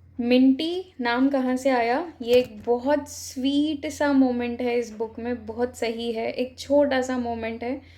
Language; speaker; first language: Hindi; native; Hindi